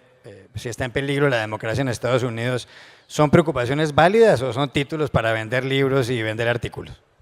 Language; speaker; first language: Spanish; native; Spanish